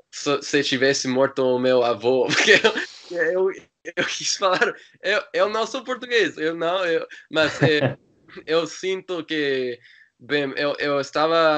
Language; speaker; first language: Portuguese; non-native, learner; English